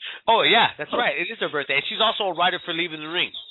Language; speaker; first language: English; early bilingual, other home language; Spanish